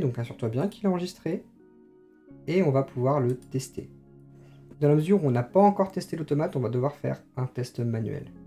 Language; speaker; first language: French; native; French